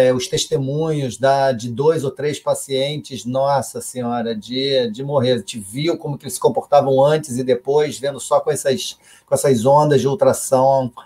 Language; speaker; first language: Portuguese; native; Portuguese